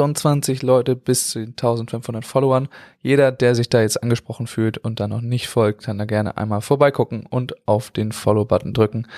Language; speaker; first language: German; native; German